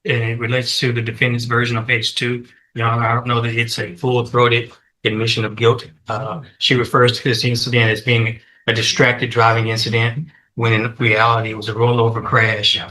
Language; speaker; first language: English; native; English